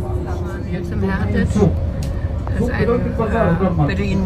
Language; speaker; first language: German; native; German